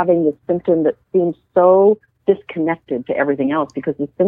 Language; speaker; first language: English; native; English